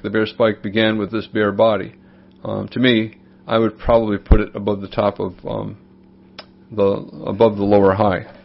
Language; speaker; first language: English; native; English